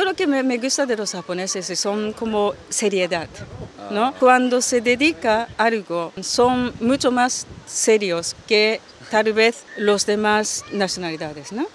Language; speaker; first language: Spanish; non-native, fluent; Japanese